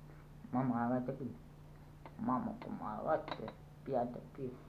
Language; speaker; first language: Romanian; non-native, learner; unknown